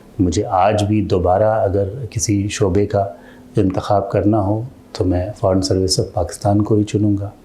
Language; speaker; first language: Urdu; non-native, local second language; Saraiki